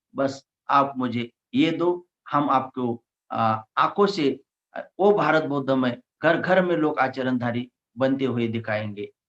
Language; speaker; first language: Hindi; non-native, local second language; Marathi